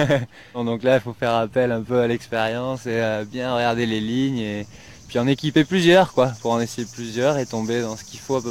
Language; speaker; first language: French; native; French